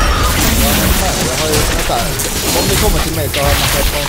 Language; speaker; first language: Swedish; native; Swedish